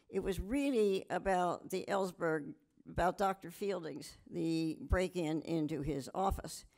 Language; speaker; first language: English; native; English